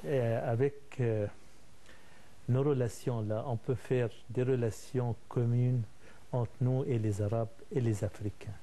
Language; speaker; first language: French; non-native, fluent; Arabic